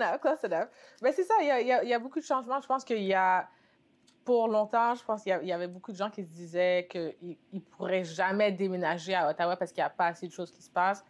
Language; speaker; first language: French; early bilingual, other home language; Haitian Creole